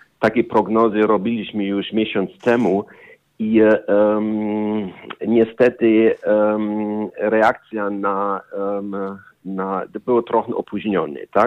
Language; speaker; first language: Polish; non-native, learner; German